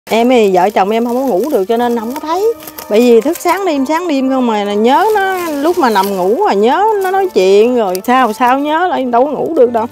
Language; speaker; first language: Vietnamese; native; Vietnamese